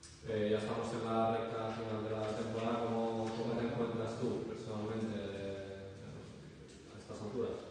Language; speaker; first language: Spanish; native; Spanish